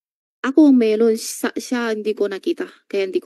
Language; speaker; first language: Filipino; non-native, learner; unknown